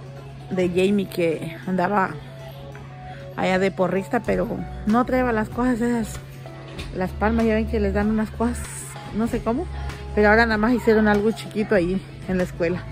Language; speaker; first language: Spanish; native; Spanish